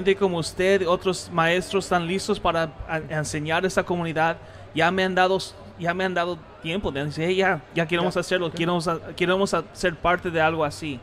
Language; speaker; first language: Spanish; early bilingual, heritage; Spanish